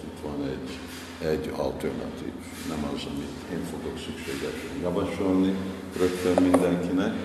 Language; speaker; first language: Hungarian; non-native, fluent; English